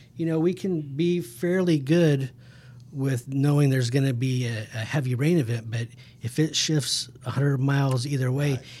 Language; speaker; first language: English; native; English